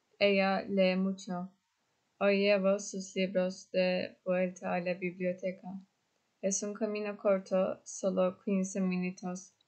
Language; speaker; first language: Spanish; non-native, learner; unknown